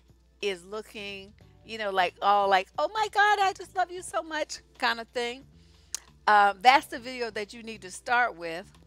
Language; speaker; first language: English; native; English